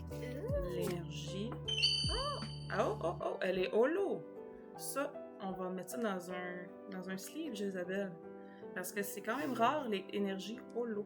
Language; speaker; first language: French; native; French